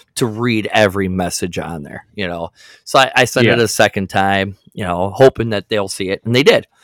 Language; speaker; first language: English; native; English